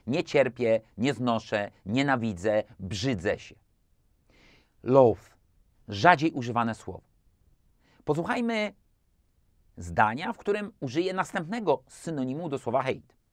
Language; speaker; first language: Polish; native; Polish